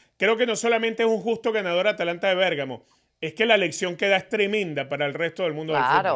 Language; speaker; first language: Spanish; native; Spanish